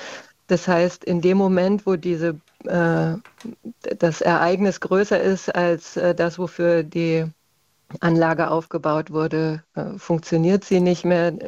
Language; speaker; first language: German; native; German